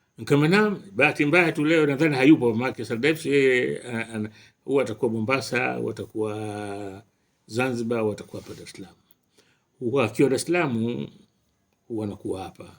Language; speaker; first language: Swahili; native; Swahili